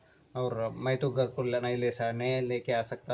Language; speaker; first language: Hindi; non-native, local second language; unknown